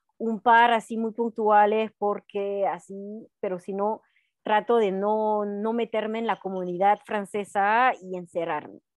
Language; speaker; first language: Spanish; non-native, fluent; French